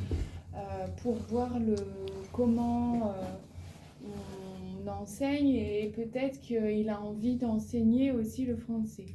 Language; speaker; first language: French; native; French